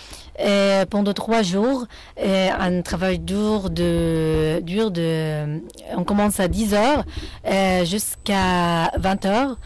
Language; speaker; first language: French; non-native, fluent; Arabic